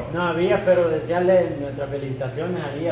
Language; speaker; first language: Spanish; native; Spanish